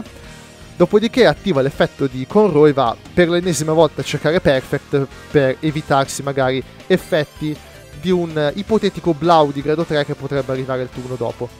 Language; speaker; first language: Italian; native; Italian